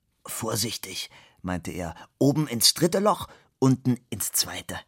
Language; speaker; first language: German; native; German